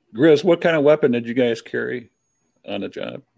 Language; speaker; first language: English; native; English